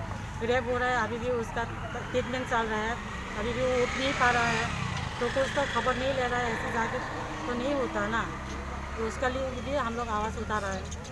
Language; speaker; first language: Hindi; non-native, local second language; Kok Borok